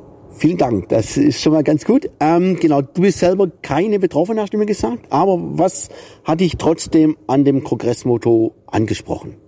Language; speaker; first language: German; native; German